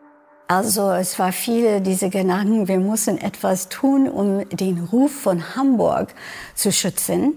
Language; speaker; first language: German; non-native, fluent; English